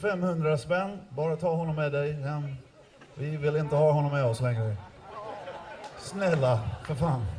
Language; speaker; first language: Swedish; non-native, fluent; English